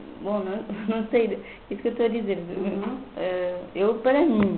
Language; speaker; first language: Portuguese; non-native, local second language; Kabuverdianu